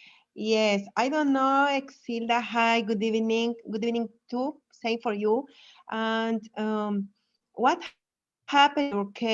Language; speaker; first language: English; non-native, fluent; Spanish